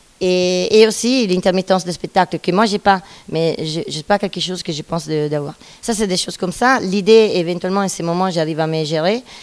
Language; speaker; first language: French; non-native, fluent; Italian